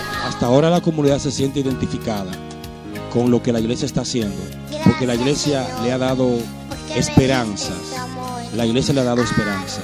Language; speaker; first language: Spanish; native; Spanish